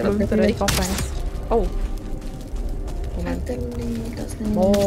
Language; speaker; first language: German; native; German